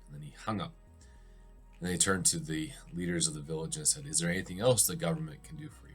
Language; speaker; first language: English; native; English